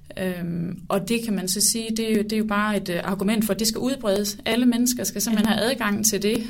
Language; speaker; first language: Danish; native; Danish